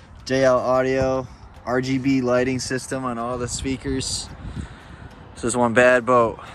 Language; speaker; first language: English; native; English